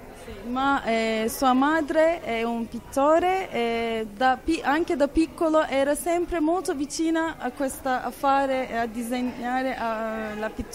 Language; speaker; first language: Italian; non-native, fluent; Turkish